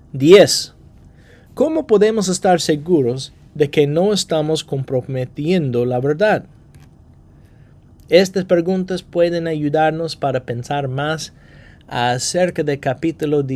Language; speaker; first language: Spanish; non-native, fluent; English